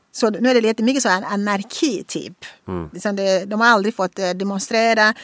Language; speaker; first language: Swedish; non-native, fluent; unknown